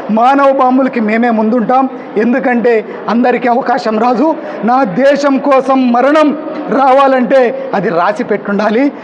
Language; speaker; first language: Telugu; native; Telugu